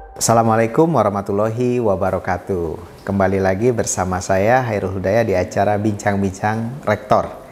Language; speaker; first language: Indonesian; native; Indonesian